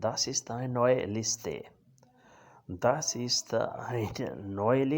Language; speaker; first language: German; non-native, learner; Urdu